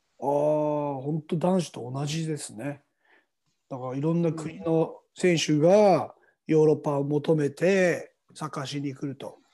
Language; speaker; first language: Japanese; native; Japanese